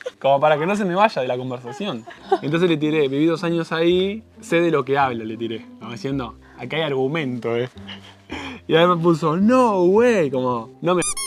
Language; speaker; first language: Spanish; native; Spanish